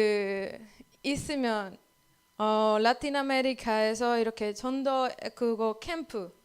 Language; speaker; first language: Korean; non-native, learner; Spanish